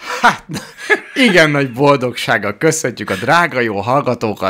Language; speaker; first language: Hungarian; native; Hungarian